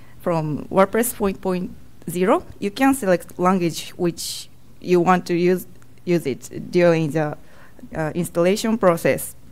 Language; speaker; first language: English; non-native, learner; Japanese